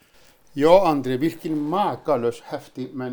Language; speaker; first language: Swedish; non-native, fluent; Icelandic